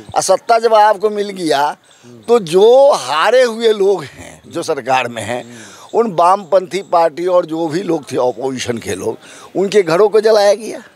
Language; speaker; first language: Hindi; native; Hindi